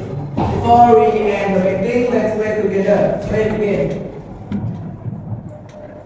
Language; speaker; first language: English; non-native, learner; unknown